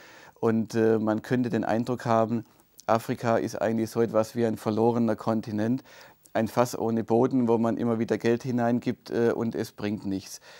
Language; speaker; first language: German; native; German